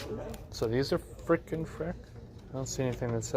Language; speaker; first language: English; native; English